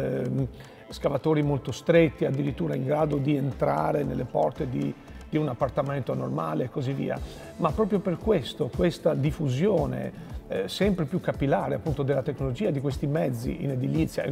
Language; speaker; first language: Italian; native; Italian